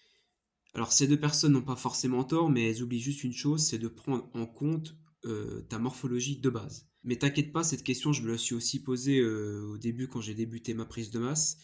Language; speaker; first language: French; native; French